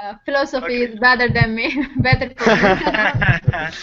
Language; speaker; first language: English; non-native, learner; Turkish